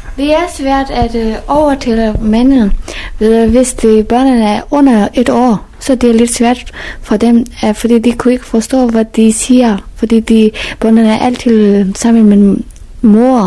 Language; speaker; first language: Danish; non-native, fluent; Persian